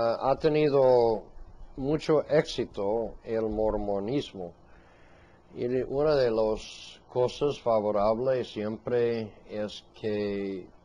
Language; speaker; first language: Spanish; non-native, fluent; English